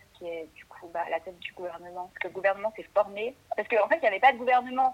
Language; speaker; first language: French; native; French